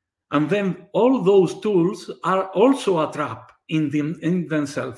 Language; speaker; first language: English; non-native, fluent; Spanish